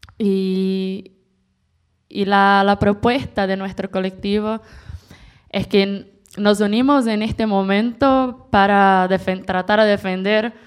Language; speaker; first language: Spanish; non-native, fluent; Portuguese